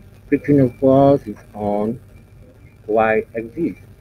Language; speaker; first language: English; non-native, local second language; Malay